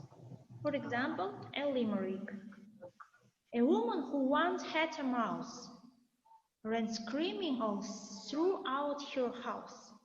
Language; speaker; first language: English; non-native, fluent; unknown